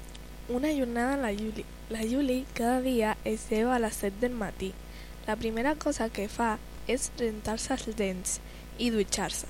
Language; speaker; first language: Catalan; non-native, learner; Spanish